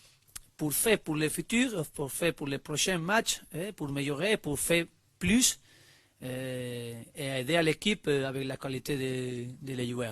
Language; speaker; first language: French; non-native, learner; Spanish